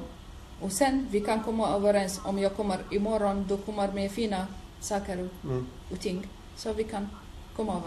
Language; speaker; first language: Swedish; non-native, learner; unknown